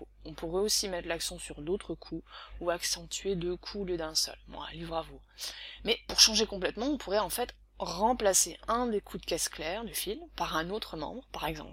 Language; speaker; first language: French; native; French